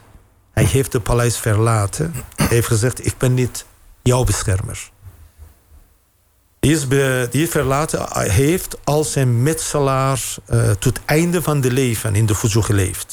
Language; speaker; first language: Dutch; non-native, fluent; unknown